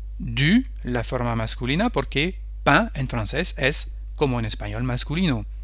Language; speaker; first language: Spanish; non-native, fluent; French